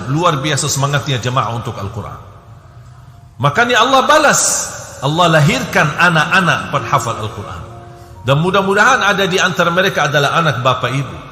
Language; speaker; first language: Indonesian; non-native, fluent; Arabic